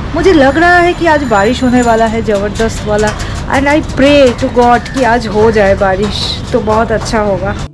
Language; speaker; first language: Hindi; non-native, local second language; Bangla